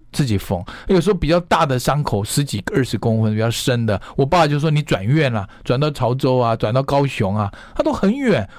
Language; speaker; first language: Chinese; non-native, local second language; Hakka Chinese